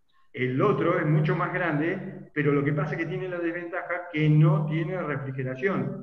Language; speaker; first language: Spanish; native; Spanish